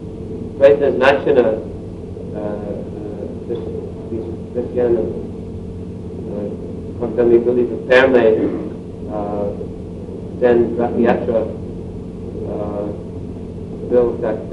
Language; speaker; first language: Russian; non-native, learner; English